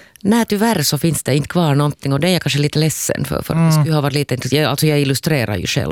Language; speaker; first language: Swedish; native; Swedish